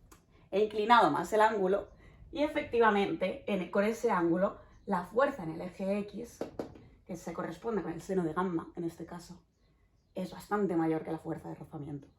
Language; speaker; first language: Spanish; native; Spanish